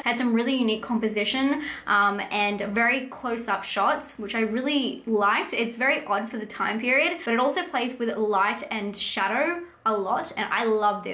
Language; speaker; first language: English; native; English